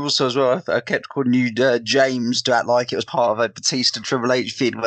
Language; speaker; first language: English; native; English